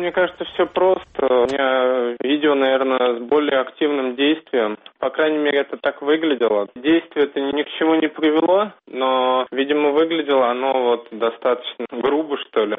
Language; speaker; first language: Russian; native; Russian